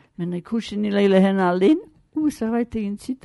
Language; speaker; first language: Basque; native; Basque